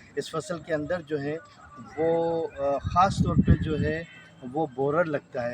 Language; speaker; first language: Urdu; non-native, local second language; Sindhi